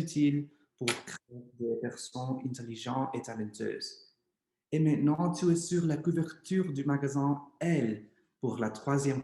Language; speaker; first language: French; non-native, learner; English